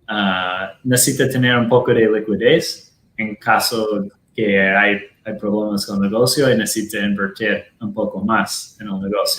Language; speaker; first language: Spanish; non-native, fluent; Portuguese